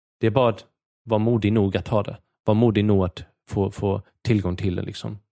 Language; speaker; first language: Swedish; native; Swedish